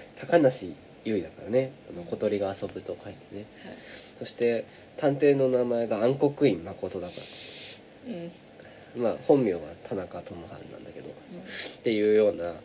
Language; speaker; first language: Japanese; native; Japanese